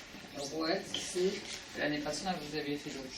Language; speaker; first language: French; native; French